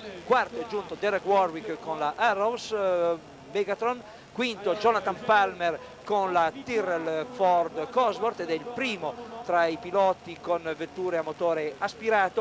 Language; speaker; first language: Italian; native; Italian